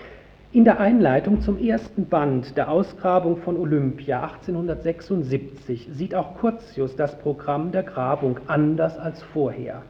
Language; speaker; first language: German; native; German